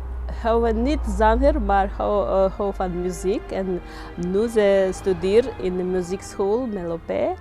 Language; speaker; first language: Dutch; non-native, learner; Georgian